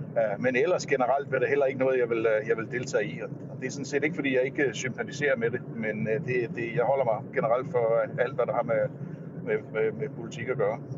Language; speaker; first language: Danish; native; Danish